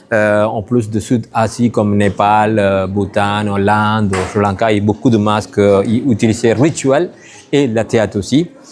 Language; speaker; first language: French; non-native, learner; Tamil